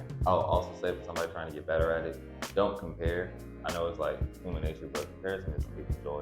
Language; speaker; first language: English; native; English